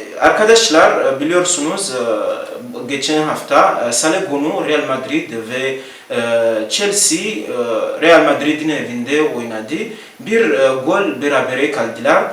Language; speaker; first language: Turkish; non-native, learner; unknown